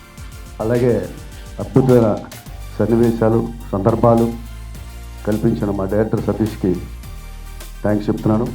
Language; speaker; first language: Telugu; native; Telugu